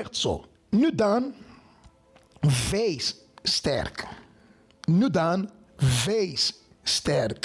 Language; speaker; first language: Dutch; non-native, fluent; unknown